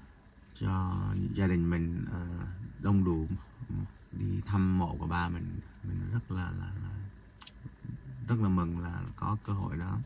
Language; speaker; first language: Vietnamese; early bilingual, heritage; Vietnamese